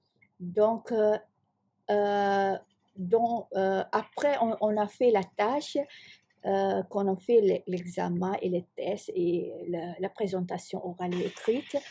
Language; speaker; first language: French; non-native, fluent; Malay